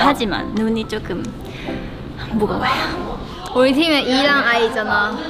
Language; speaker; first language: Korean; non-native, fluent; Thai